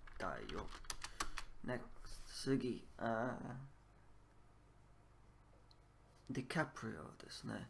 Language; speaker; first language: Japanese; non-native, learner; English